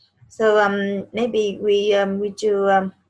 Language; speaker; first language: English; non-native, learner; Vietnamese